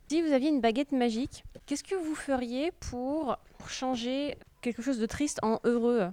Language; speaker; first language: French; native; French